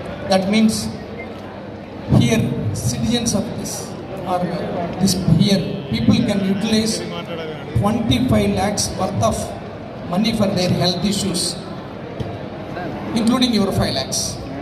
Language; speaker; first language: English; non-native, local second language; Telugu